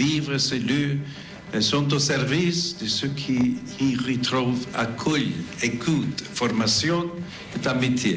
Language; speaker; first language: French; non-native, fluent; English